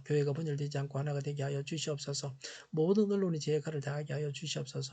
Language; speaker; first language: Korean; native; Korean